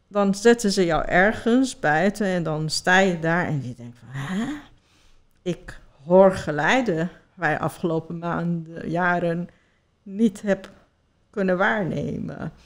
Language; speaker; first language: Dutch; non-native, fluent; Persian